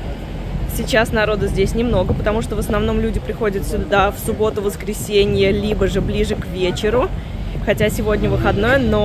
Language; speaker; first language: Russian; native; Russian